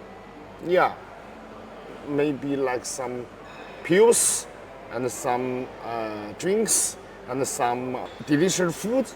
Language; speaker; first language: English; non-native, learner; Chinese